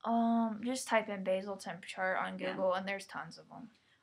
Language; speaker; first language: English; native; English